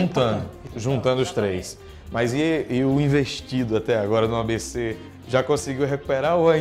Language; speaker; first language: Portuguese; native; Portuguese